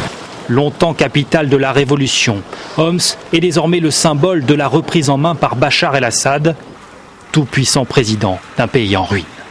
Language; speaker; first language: French; native; French